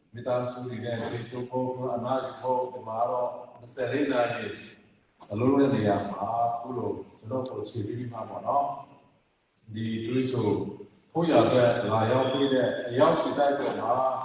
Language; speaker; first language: Burmese; non-native, local second language; Hakha Chin